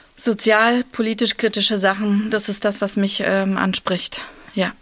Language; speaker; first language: German; early bilingual, other home language; Russian